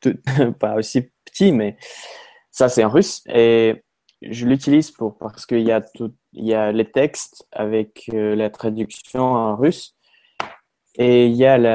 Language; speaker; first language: French; non-native, fluent; Russian